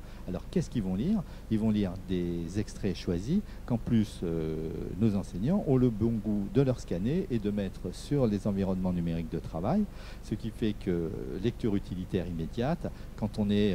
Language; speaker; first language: French; native; French